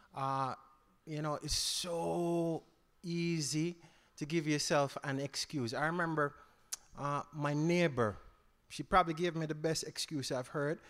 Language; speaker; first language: English; native; English